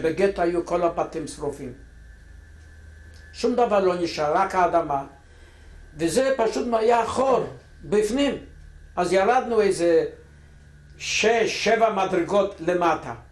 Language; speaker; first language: Hebrew; non-native, fluent; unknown